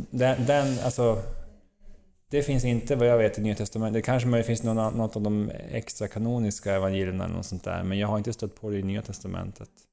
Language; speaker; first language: Swedish; native; Swedish